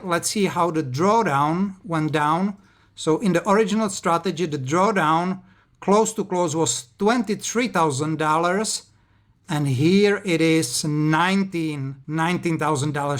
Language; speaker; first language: English; non-native, fluent; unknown